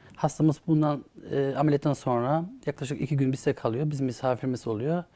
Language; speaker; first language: Turkish; early bilingual, heritage; Turkish